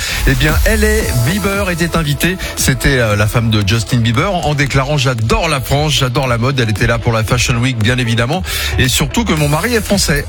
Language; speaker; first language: French; native; French